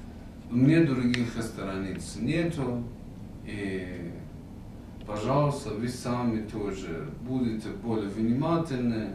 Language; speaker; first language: Russian; non-native, fluent; Persian